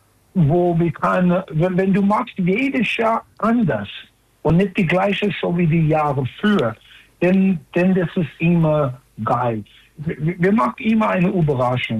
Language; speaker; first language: German; non-native, learner; English